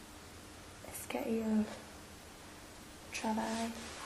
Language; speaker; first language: French; non-native, learner; English